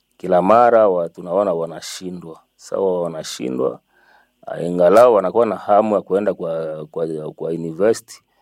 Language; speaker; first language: Swahili; non-native, local second language; Nande